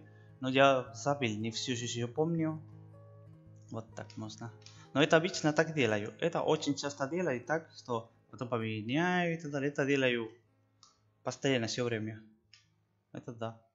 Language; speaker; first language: Russian; non-native, learner; Spanish